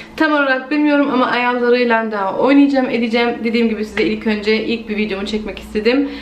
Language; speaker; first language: Turkish; early bilingual, heritage; Turkish